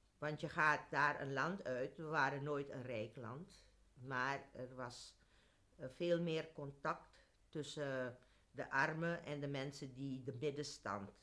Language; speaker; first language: Dutch; native; Dutch